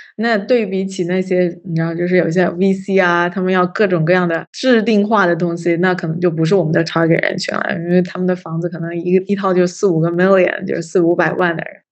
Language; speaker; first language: Chinese; native; Chinese